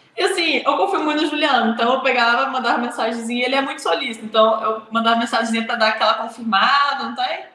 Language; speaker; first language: Portuguese; native; Portuguese